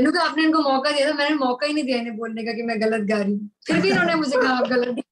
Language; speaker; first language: Hindi; non-native, local second language; Punjabi